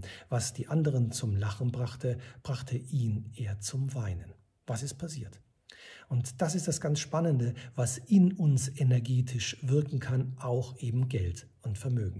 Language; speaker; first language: German; native; German